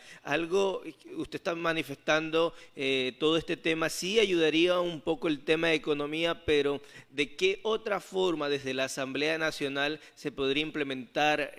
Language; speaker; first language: Spanish; native; Spanish